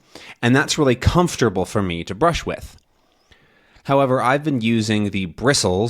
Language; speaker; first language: English; native; English